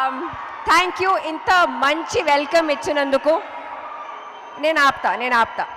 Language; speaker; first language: Telugu; non-native, fluent; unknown